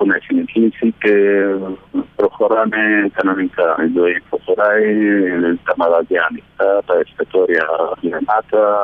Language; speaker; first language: Greek; early bilingual, heritage; Greek